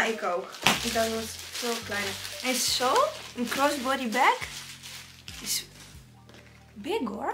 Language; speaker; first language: Dutch; non-native, learner; Italian